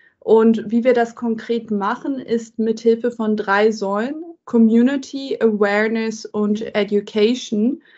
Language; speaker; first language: German; early bilingual, other home language; Persian